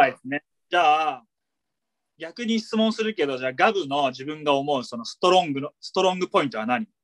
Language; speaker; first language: Japanese; native; Japanese